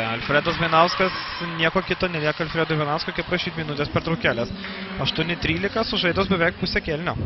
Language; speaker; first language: Lithuanian; native; Lithuanian